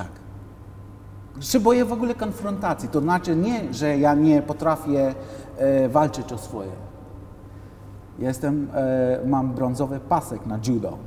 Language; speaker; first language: Polish; non-native, fluent; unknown